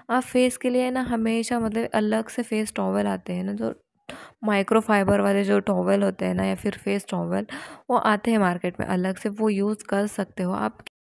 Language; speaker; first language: Hindi; non-native, local second language; Marathi